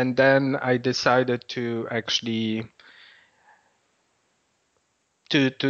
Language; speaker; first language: English; non-native, fluent; Polish